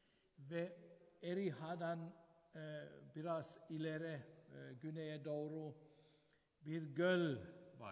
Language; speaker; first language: Turkish; non-native, fluent; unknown